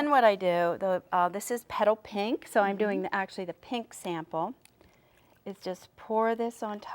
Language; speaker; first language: English; native; English